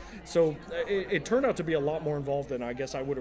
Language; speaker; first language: English; native; English